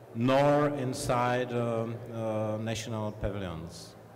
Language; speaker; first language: English; non-native, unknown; Czech